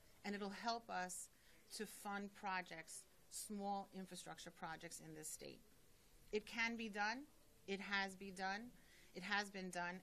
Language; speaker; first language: English; early bilingual, other home language; Spanish